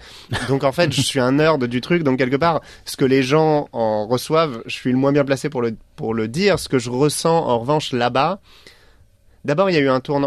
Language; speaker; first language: French; native; French